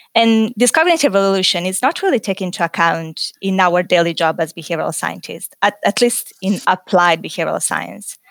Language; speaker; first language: English; non-native, fluent; Italian